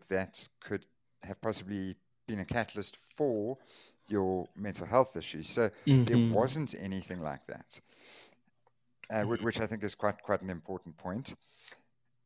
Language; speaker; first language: English; native; English